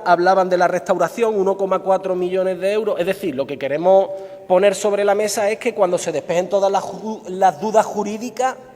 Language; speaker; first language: Spanish; native; Spanish